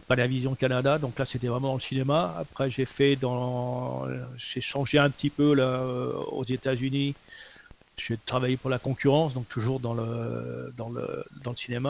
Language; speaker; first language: French; native; French